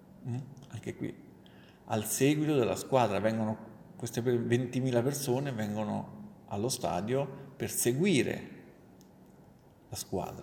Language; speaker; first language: Italian; native; Italian